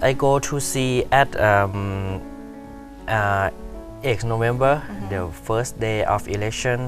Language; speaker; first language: English; non-native, learner; Thai